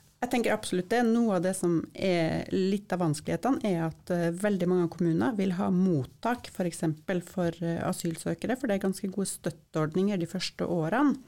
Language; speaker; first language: Norwegian; native; Norwegian